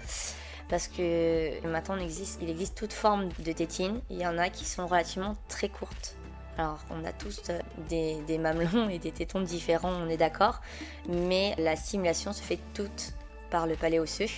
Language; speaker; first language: French; native; French